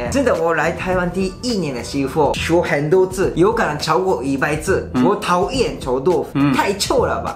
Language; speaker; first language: Chinese; non-native, fluent; Japanese